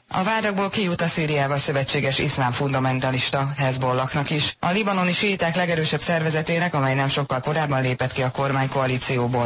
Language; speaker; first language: Hungarian; native; Hungarian